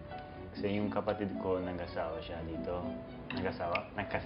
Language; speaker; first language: Filipino; non-native, learner; Portuguese